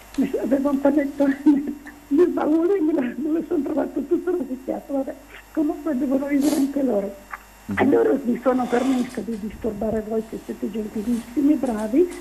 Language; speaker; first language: Italian; native; Italian